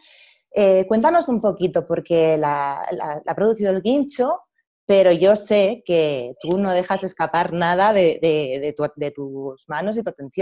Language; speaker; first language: Spanish; native; Spanish